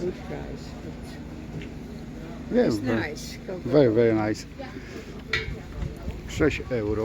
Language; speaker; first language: English; non-native, learner; Polish